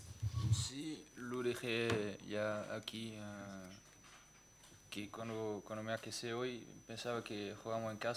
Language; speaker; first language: Spanish; non-native, learner; German